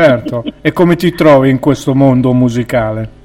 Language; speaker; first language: Italian; native; Italian